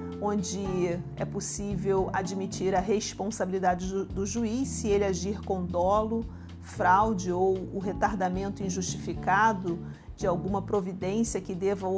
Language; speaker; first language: Portuguese; native; Portuguese